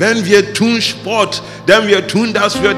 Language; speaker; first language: German; non-native, learner; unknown